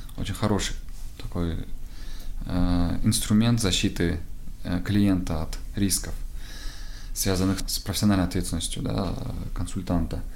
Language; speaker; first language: Russian; non-native, local second language; Tajik